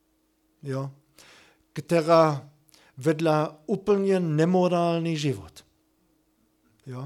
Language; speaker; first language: Czech; non-native, fluent; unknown